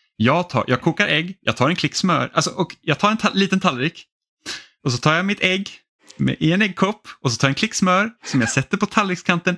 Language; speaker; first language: Swedish; native; Swedish